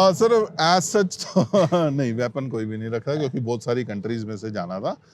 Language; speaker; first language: Hindi; native; Hindi